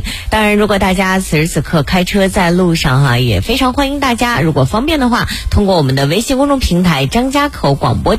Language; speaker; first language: Chinese; native; Chinese